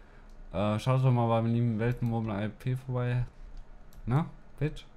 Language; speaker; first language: German; native; German